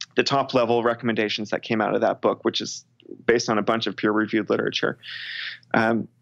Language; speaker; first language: English; native; English